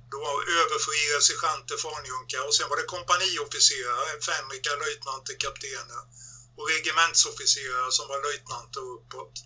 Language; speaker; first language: Swedish; native; Swedish